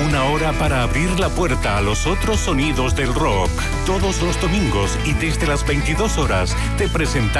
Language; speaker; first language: Spanish; native; Spanish